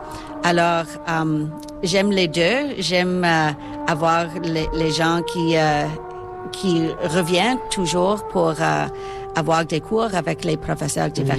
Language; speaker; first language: French; non-native, local second language; English